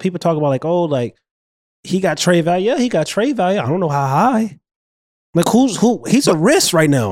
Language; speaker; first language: English; native; English